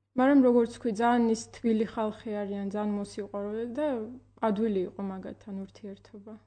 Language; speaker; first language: Georgian; early bilingual, heritage; Georgian